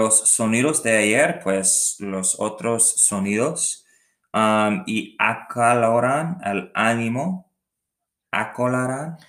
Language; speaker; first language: Spanish; non-native, learner; English